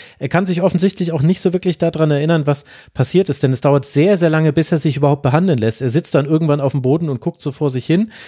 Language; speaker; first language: German; native; German